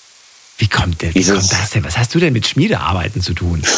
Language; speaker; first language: German; native; German